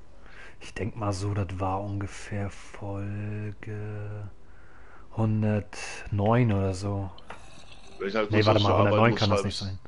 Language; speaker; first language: German; native; German